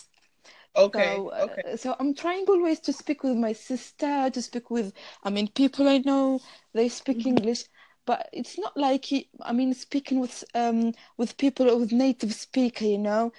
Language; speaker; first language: English; non-native, fluent; Arabic